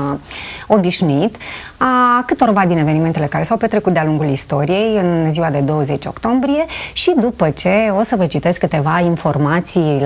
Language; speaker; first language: Romanian; native; Romanian